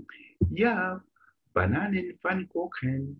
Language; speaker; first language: German; non-native, fluent; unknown